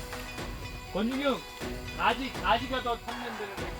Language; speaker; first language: Korean; native; Korean